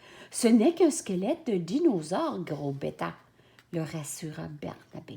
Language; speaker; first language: French; native; French